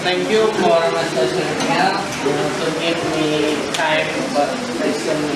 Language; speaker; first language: English; non-native, learner; Indonesian